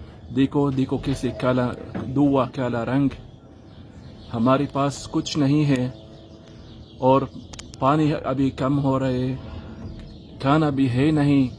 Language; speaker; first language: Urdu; non-native, learner; Arabic